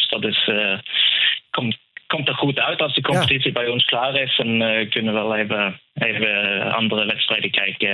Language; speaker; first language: Dutch; non-native, fluent; Norwegian